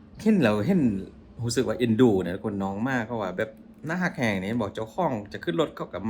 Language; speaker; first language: Thai; non-native, local second language; Lao